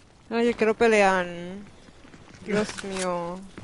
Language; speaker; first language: Spanish; early bilingual, heritage; Spanish